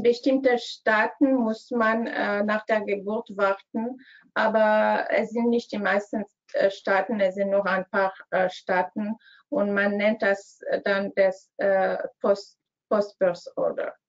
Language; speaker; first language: German; non-native, learner; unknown